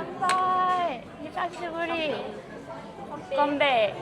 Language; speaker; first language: Japanese; non-native, learner; Korean